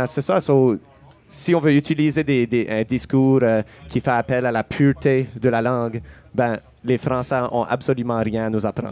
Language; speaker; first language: French; native; French